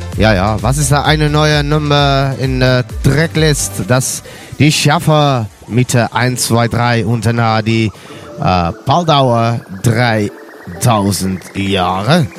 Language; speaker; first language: German; non-native, learner; Dutch